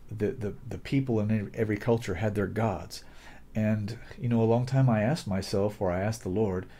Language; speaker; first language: English; native; English